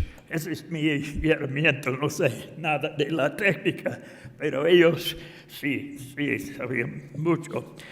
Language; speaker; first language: Spanish; non-native, fluent; English